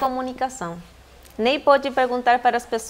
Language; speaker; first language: Portuguese; non-native, fluent; Spanish